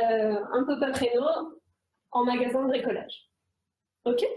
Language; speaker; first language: French; native; French